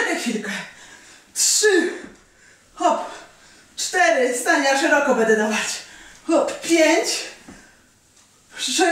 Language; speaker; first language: Polish; native; Polish